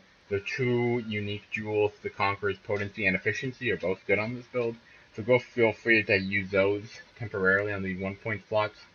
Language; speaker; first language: English; native; English